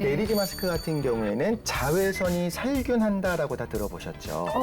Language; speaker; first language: Korean; native; Korean